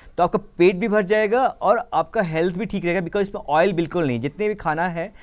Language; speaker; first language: Hindi; native; Hindi